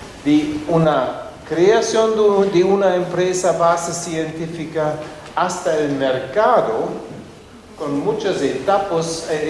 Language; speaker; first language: Spanish; non-native, fluent; German